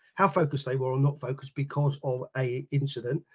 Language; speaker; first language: English; native; English